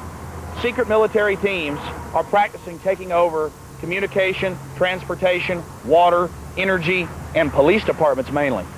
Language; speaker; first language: English; native; English